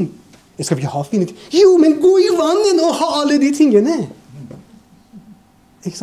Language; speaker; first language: Norwegian; non-native, fluent; Persian